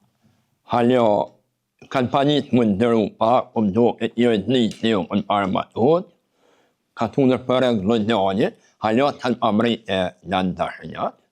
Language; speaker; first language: Albanian; native; Albanian